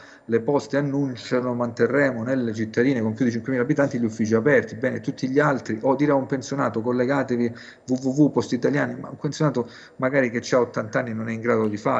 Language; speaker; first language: Italian; native; Italian